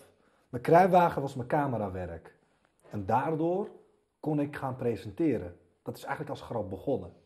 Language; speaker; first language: Dutch; early bilingual, other home language; Arabic